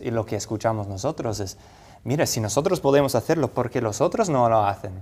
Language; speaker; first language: Spanish; non-native, fluent; English